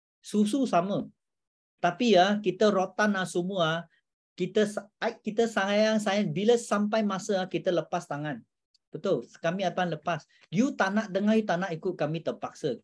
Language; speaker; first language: Malay; non-native, local second language; Chinese